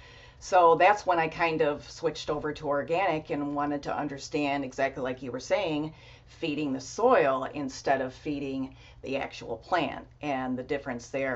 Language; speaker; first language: English; native; English